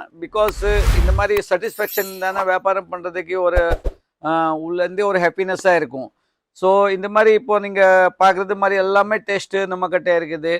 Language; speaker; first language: Tamil; non-native, fluent; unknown